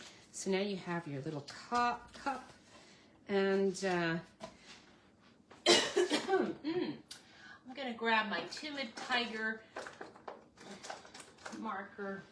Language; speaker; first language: English; native; English